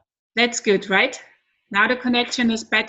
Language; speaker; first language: English; non-native, fluent; German